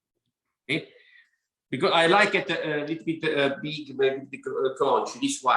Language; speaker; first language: English; non-native, learner; Italian